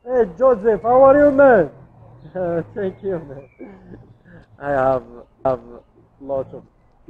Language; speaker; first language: English; non-native, learner; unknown